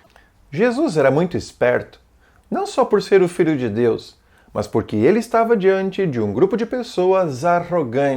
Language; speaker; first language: Portuguese; native; Portuguese